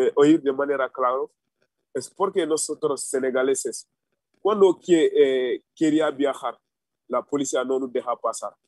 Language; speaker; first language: Spanish; non-native, fluent; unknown